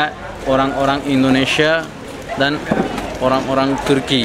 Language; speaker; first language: Indonesian; non-native, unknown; Turkish